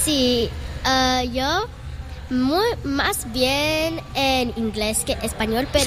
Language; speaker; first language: Spanish; non-native, learner; English